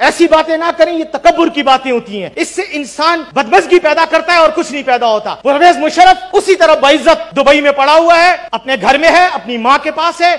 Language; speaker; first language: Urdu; non-native, local second language; Pashto